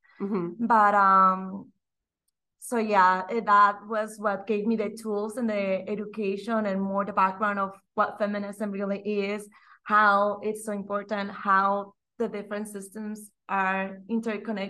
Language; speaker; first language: English; non-native, fluent; Spanish